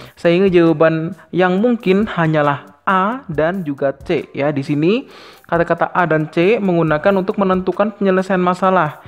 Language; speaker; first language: Indonesian; native; Indonesian